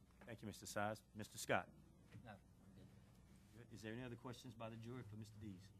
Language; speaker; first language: English; native; English